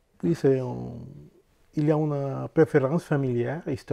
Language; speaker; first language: French; non-native, fluent; Spanish